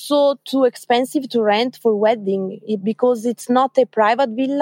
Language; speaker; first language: English; non-native, fluent; Italian